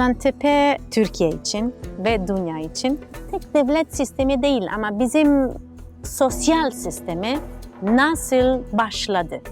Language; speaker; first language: Turkish; non-native, learner; Italian